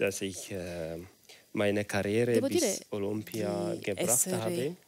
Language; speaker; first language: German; non-native, learner; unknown